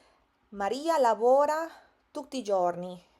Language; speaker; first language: Italian; non-native, fluent; Spanish